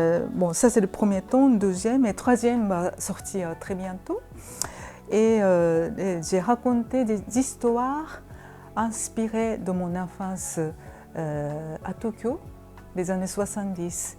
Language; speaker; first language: French; non-native, fluent; Japanese